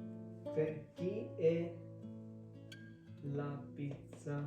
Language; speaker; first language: Italian; non-native, fluent; Hindi